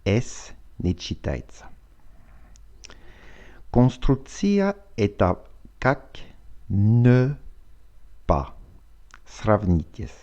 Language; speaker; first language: Russian; non-native, fluent; French